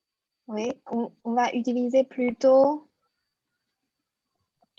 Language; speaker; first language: French; non-native, fluent; Chinese